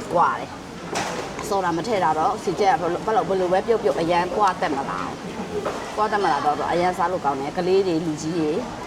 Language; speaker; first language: Burmese; non-native, local second language; Shan